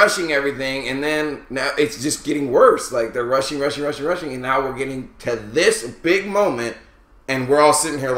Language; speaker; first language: English; native; English